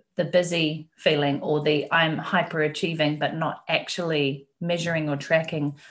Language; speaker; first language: English; native; English